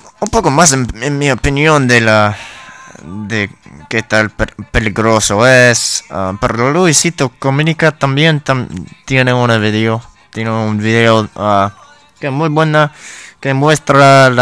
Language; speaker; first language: Spanish; non-native, learner; English